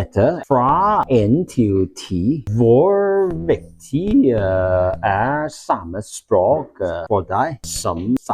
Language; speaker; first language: Norwegian; non-native, learner; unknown